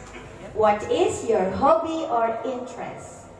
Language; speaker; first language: English; non-native, fluent; Indonesian